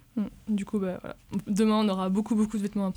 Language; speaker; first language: French; native; French